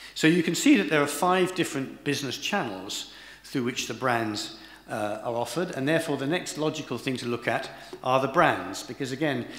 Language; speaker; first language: English; native; English